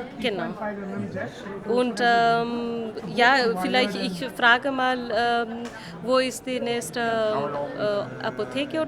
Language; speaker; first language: German; non-native, learner; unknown